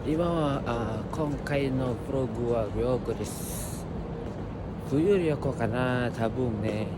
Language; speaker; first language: Japanese; non-native, learner; Indonesian